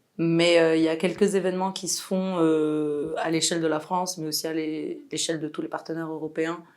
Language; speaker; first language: French; non-native, local second language; Arabic